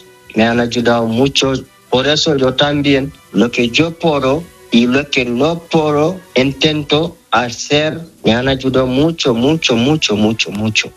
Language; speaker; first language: Spanish; non-native, learner; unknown